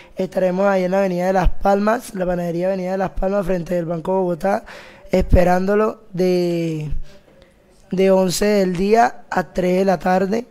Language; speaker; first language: Spanish; native; Spanish